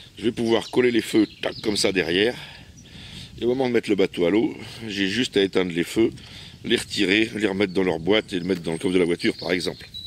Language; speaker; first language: French; native; French